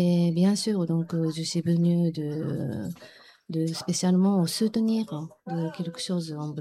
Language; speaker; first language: French; non-native, learner; Japanese